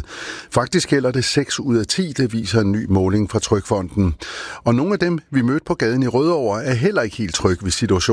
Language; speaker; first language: Danish; native; Danish